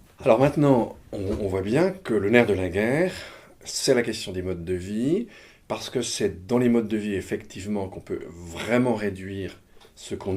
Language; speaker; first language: French; native; French